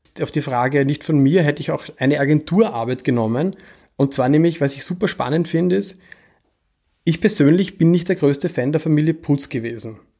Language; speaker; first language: German; native; German